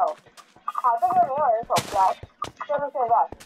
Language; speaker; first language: Chinese; native; Chinese